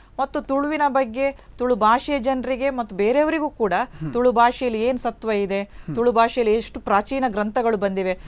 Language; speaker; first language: Kannada; non-native, local second language; Tulu